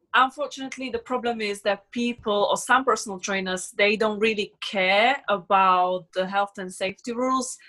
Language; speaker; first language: English; non-native, fluent; Slovak